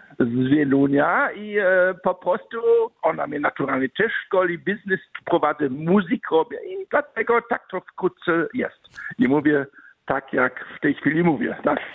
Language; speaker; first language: Polish; early bilingual, other home language; German